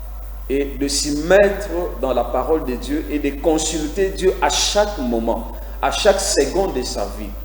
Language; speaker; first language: French; non-native, local second language; Lingala